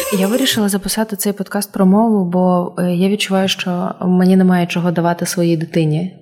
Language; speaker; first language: Ukrainian; non-native, local second language; Russian